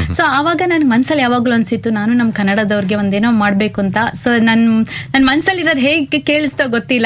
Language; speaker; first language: Kannada; native; Kannada